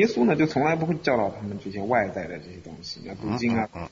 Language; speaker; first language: Chinese; native; Chinese